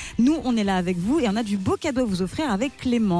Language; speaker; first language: French; native; French